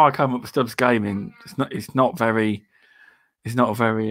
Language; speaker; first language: English; native; English